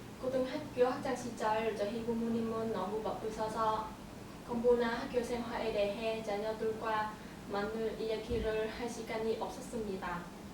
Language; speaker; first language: Korean; non-native, learner; Vietnamese